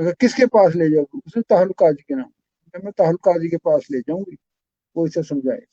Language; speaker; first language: Urdu; non-native, local second language; Pashto